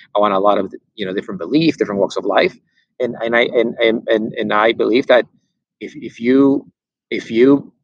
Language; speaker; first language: English; non-native, fluent; Spanish